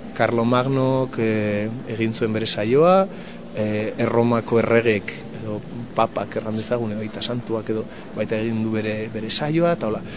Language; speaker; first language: Basque; non-native, local second language; Spanish